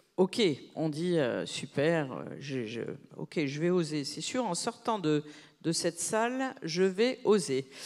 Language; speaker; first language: French; native; French